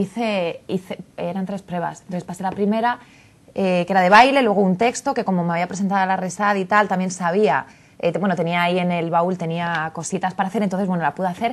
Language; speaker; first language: Spanish; native; Spanish